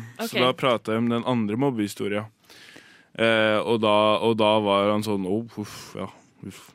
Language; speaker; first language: Norwegian; native; Norwegian